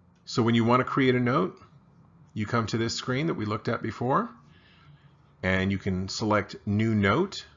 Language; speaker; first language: English; native; English